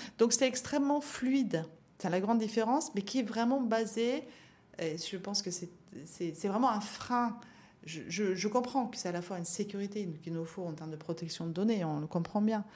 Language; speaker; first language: French; non-native, fluent; Norwegian